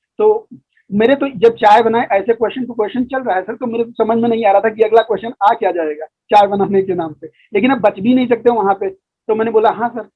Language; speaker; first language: Hindi; native; Hindi